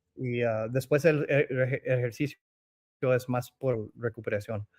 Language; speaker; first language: Spanish; early bilingual, other home language; English